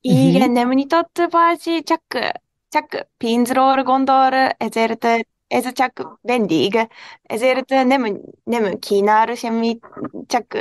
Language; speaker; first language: Hungarian; non-native, learner; Japanese